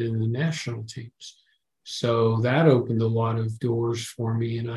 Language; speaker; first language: English; native; English